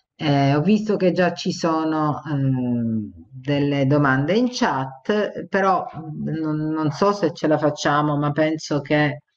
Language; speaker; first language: Italian; native; Italian